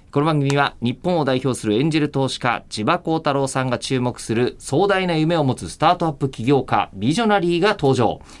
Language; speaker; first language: Japanese; native; Japanese